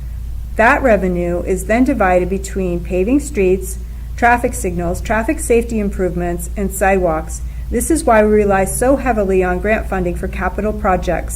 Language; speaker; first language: English; native; English